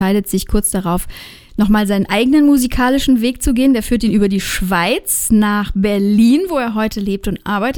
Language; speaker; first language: German; native; German